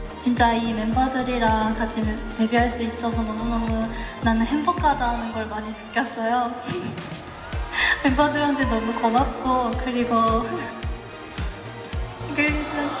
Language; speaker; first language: Korean; non-native, learner; Japanese